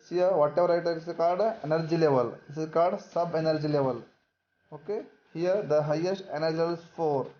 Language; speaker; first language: English; non-native, local second language; Kannada